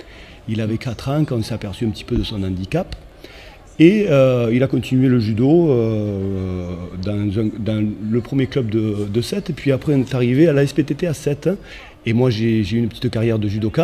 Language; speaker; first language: French; native; French